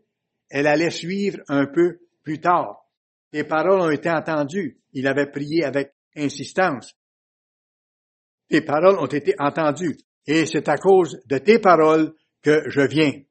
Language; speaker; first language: French; native; French